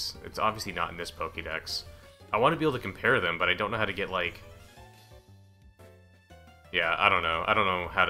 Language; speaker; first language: English; native; English